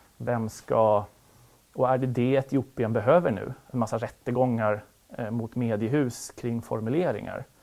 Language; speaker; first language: Swedish; native; Swedish